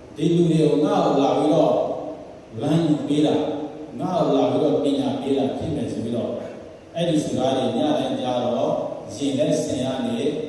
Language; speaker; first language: Burmese; non-native, local second language; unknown